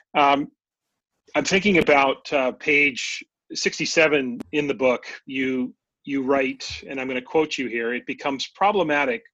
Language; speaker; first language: English; native; English